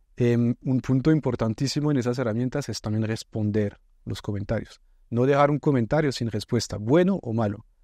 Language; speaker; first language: Spanish; non-native, fluent; French